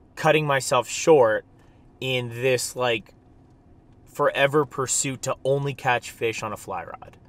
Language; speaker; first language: English; native; English